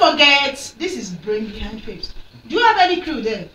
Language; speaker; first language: English; non-native, local second language; Yoruba